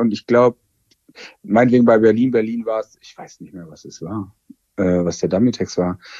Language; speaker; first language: German; native; German